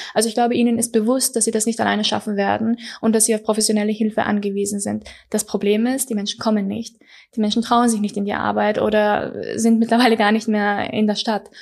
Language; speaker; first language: German; early bilingual, other home language; Persian